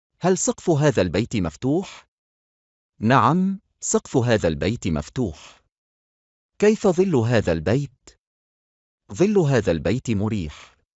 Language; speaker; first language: Arabic; non-native, fluent; Bangla